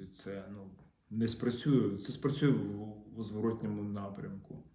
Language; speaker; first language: Ukrainian; non-native, local second language; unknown